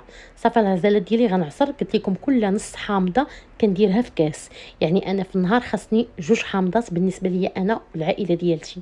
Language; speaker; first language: Arabic; native; Arabic